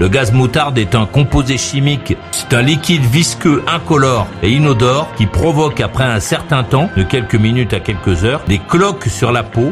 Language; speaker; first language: French; native; French